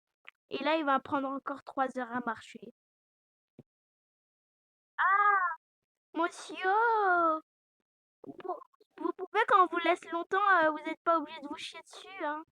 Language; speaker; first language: French; native; French